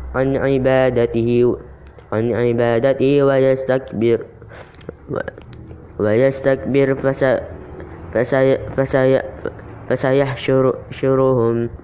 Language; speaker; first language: Arabic; non-native, learner; Indonesian